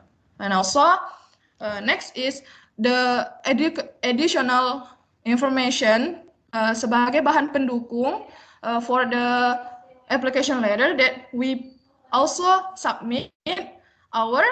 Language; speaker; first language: English; non-native, learner; Indonesian